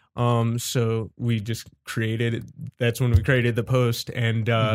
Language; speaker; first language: English; native; English